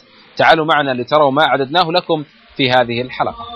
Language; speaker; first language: Arabic; native; Arabic